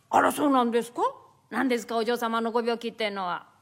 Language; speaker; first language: Japanese; native; Japanese